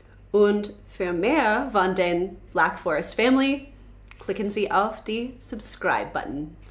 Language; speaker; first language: German; non-native, learner; English